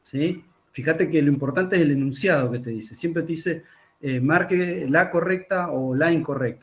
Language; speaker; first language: Spanish; native; Spanish